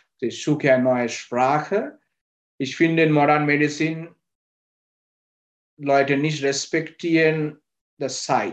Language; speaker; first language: German; non-native, learner; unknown